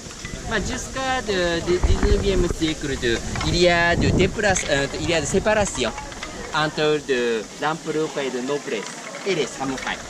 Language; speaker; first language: French; non-native, learner; Japanese